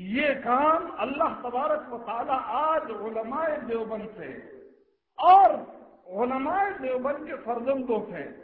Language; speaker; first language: Urdu; non-native, local second language; Pashto